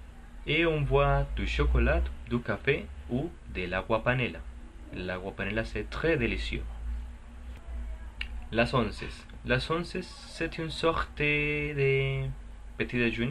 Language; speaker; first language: French; non-native, learner; Spanish